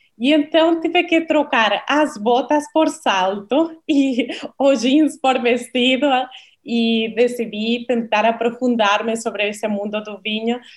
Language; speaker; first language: Portuguese; non-native, fluent; Spanish